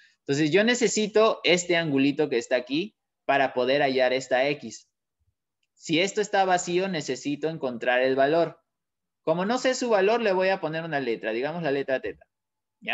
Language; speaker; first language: Spanish; native; Spanish